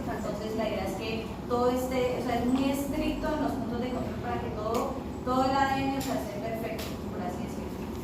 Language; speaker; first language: Spanish; native; Spanish